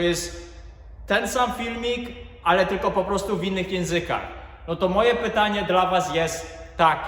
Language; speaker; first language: Polish; early bilingual, heritage; Polish